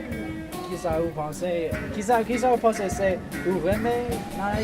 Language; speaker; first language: French; non-native, learner; English